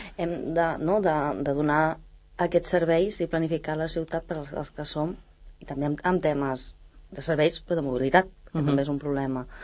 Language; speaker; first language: Catalan; native; Catalan